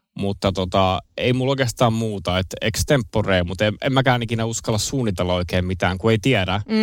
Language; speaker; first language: Finnish; early bilingual, other home language; Estonian